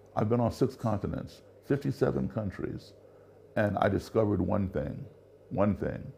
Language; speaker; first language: English; native; English